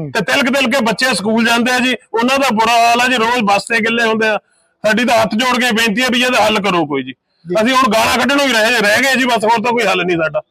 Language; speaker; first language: Punjabi; native; Punjabi